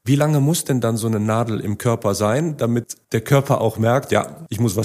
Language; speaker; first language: German; native; German